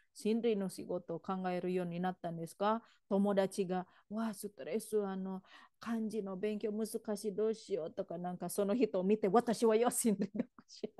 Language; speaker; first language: Japanese; non-native, fluent; Indonesian